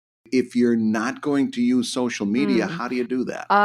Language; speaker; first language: English; native; English